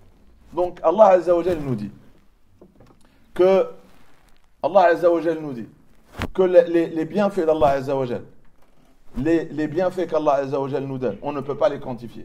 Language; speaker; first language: French; native; French